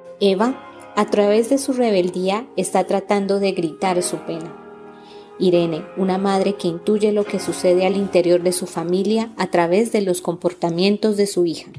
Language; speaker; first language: Spanish; native; Spanish